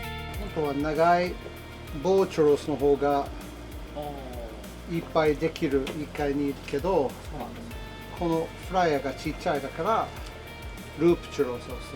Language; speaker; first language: Japanese; non-native, learner; English